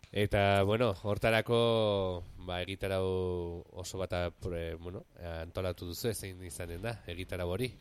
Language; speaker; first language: Basque; native; Basque